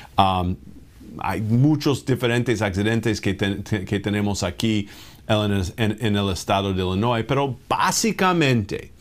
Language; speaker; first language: Spanish; non-native, fluent; English